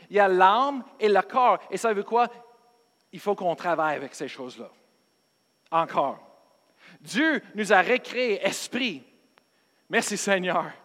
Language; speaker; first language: French; non-native, fluent; English